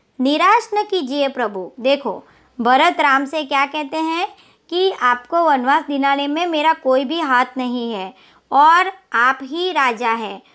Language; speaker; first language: Hindi; non-native, local second language; Gujarati